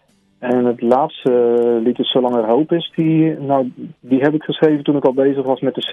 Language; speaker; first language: Dutch; native; Dutch